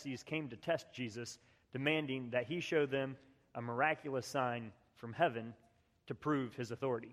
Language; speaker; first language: English; native; English